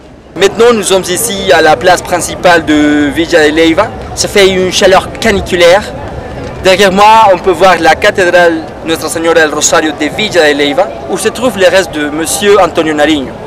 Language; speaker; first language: French; non-native, fluent; Spanish